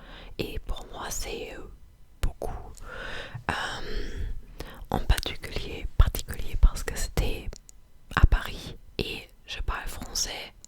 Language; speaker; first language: French; non-native, fluent; English